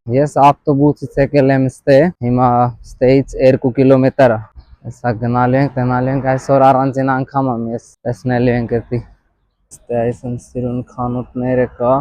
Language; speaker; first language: Armenian; non-native, learner; Hindi